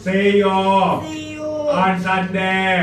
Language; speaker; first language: English; non-native, fluent; Thai